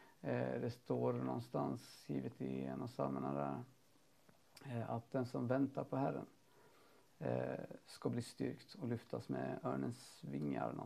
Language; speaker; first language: Swedish; native; Swedish